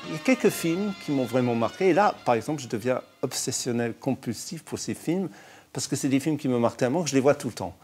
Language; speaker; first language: French; non-native, fluent; English